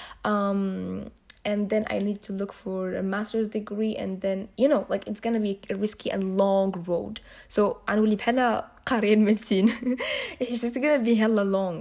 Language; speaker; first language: English; non-native, fluent; Arabic